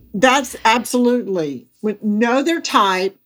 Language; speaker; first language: English; native; English